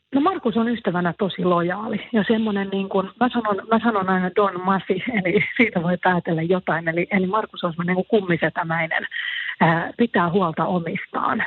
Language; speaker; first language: Finnish; native; Finnish